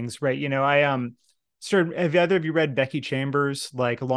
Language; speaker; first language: English; native; English